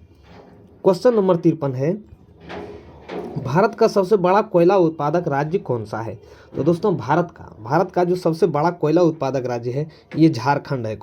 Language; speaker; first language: Hindi; native; Hindi